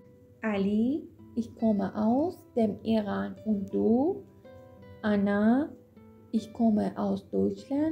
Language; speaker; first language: German; non-native, fluent; Persian